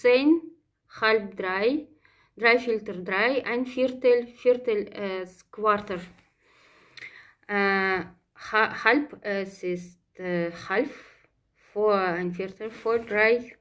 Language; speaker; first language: German; non-native, fluent; Russian